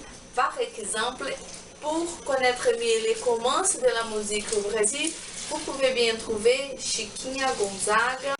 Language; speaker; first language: French; non-native, learner; Portuguese